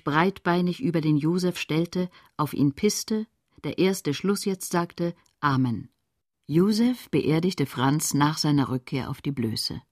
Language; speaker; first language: German; native; German